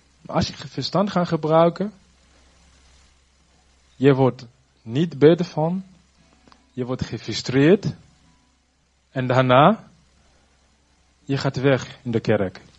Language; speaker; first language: Dutch; non-native, fluent; Rundi